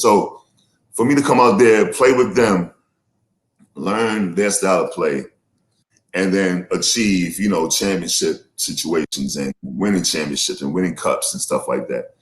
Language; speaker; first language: English; native; English